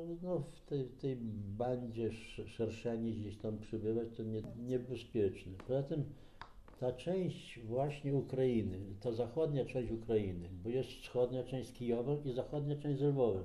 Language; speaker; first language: Polish; native; Polish